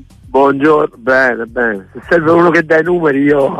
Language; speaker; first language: Italian; native; Italian